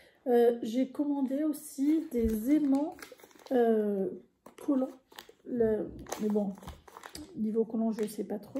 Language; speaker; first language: French; native; French